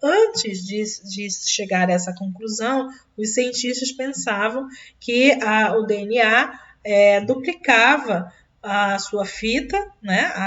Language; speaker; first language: Portuguese; native; Portuguese